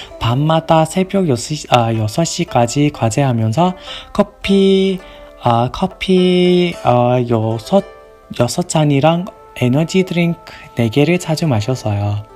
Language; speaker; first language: Korean; non-native, learner; English